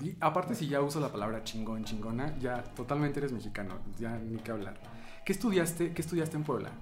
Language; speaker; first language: Spanish; native; Spanish